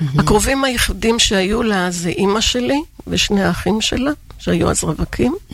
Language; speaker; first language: Hebrew; early bilingual, other home language; Yiddish